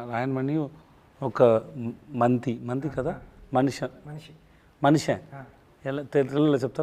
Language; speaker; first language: Telugu; non-native, learner; Tamil